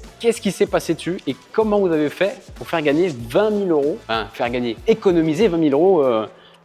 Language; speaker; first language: French; native; French